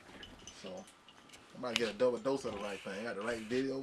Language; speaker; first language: English; native; English